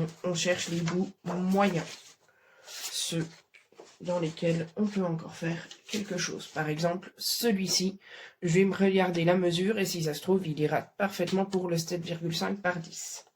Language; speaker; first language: French; native; French